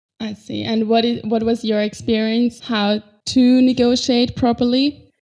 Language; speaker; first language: English; non-native, fluent; German